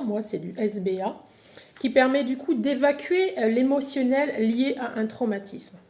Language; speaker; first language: French; native; French